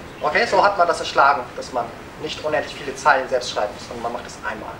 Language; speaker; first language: German; native; German